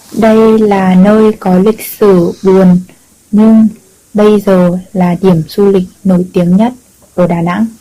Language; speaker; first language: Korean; native; Korean